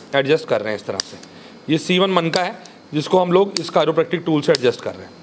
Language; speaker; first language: Hindi; native; Hindi